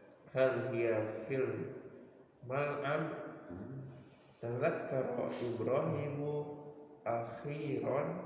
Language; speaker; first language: Arabic; non-native, learner; Indonesian